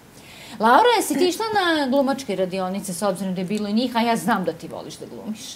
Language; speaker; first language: Serbian; native; Serbian